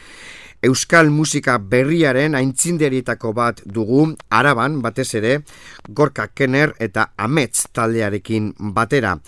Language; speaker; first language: Basque; native; Basque